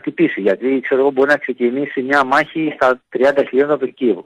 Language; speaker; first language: Greek; native; Greek